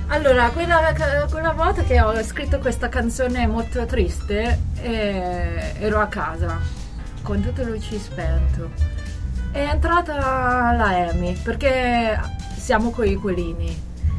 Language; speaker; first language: Italian; non-native, fluent; Chinese